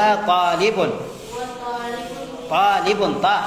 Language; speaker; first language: Arabic; non-native, fluent; Indonesian